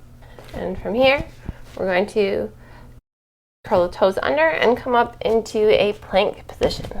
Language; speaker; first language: English; native; English